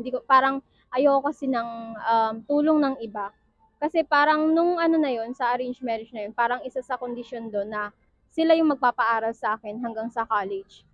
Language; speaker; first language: Filipino; native; Filipino